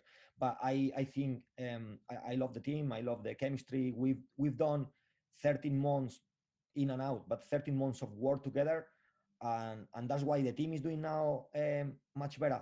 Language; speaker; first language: English; non-native, fluent; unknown